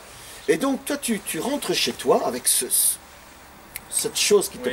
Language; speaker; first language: French; native; French